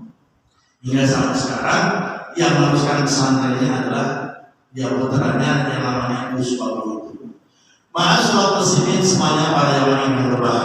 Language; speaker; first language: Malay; non-native, local second language; Javanese